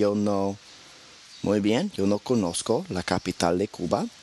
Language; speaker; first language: Spanish; non-native, fluent; English